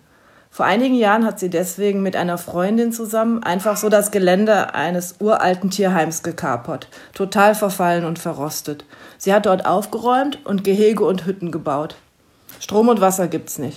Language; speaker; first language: German; native; German